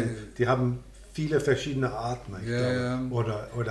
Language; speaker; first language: German; non-native, fluent; English